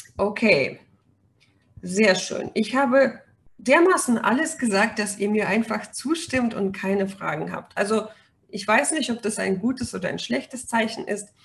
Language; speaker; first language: German; non-native, fluent; Russian